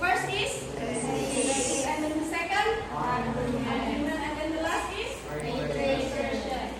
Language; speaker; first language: English; non-native, learner; Indonesian